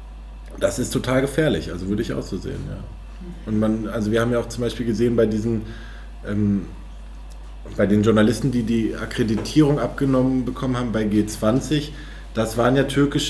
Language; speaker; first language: German; native; German